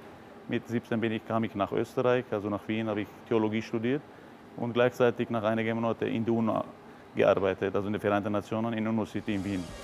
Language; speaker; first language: German; non-native, fluent; Arabic